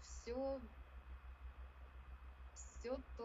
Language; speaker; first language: Russian; native; Russian